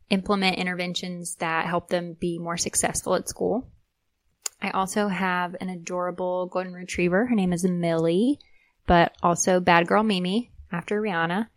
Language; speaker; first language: English; native; English